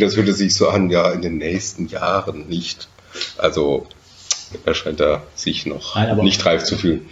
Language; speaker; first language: German; native; German